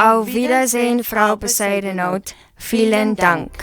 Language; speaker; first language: German; non-native, learner; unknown